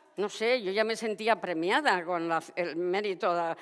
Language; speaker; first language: Basque; non-native, local second language; Spanish